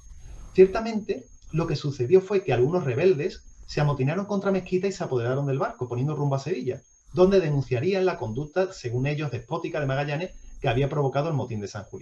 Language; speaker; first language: Spanish; native; Spanish